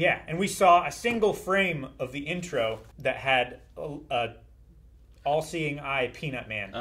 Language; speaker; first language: English; native; English